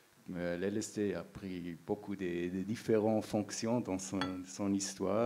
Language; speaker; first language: French; non-native, local second language; German